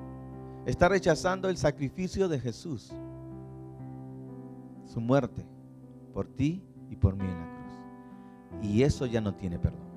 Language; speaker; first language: Spanish; native; Spanish